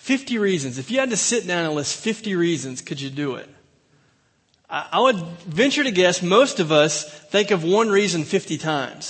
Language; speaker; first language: English; native; English